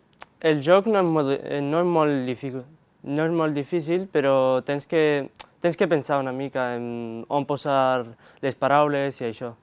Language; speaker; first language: Catalan; non-native, learner; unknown